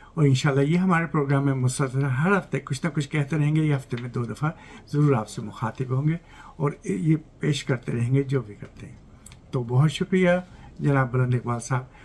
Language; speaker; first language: Urdu; native; Urdu